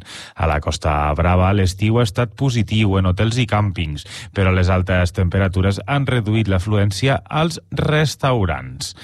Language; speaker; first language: Catalan; native; Catalan